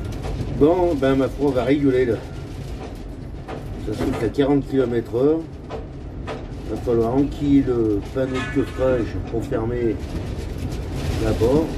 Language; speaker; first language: French; native; French